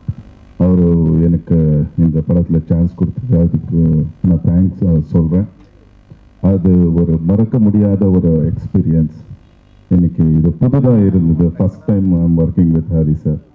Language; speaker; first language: Tamil; non-native, learner; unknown